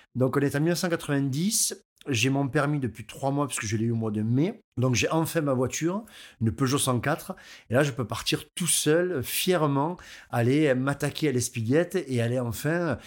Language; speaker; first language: French; native; French